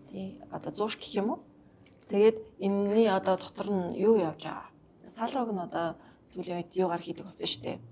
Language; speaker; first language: Mongolian; non-native, local second language; Kazakh